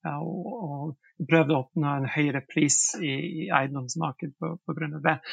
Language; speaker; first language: Norwegian; non-native, fluent; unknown